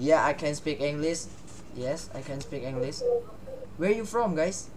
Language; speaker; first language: English; non-native, learner; Thai